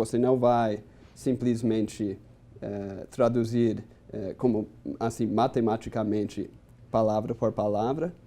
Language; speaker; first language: Portuguese; non-native, fluent; English